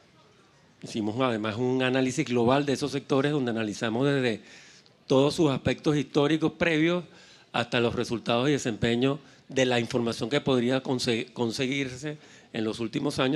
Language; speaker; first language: Spanish; native; Spanish